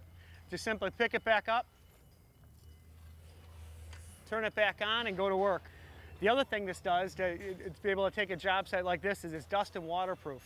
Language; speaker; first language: English; native; English